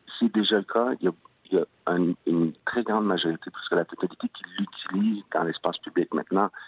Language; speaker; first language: French; early bilingual, other home language; Spanish